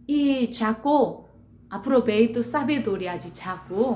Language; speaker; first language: Portuguese; non-native, learner; Korean